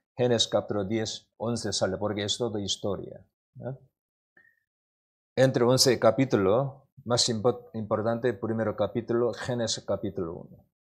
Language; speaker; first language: Spanish; non-native, learner; Korean